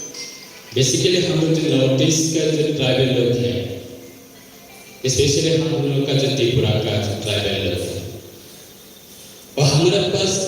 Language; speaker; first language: Hindi; non-native, local second language; Kok Borok